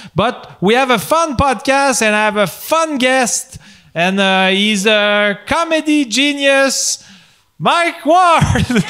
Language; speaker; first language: English; non-native, fluent; French